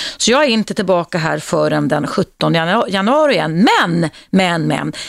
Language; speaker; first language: Swedish; native; Swedish